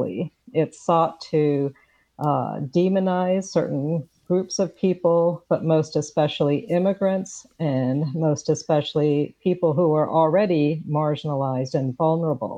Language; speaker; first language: English; native; English